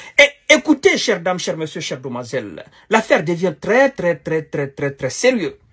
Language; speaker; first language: French; non-native, local second language; Wolof